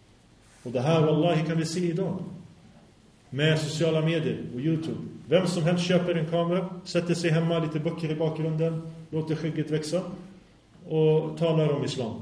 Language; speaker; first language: Swedish; early bilingual, other home language; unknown